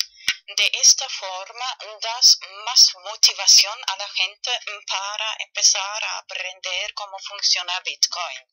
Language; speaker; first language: Spanish; non-native, fluent; German